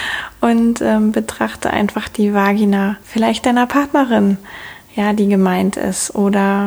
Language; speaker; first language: German; native; German